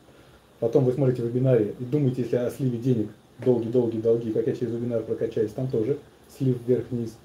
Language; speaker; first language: Russian; native; Russian